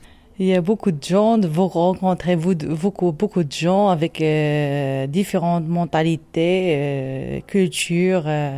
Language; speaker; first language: French; non-native, learner; Arabic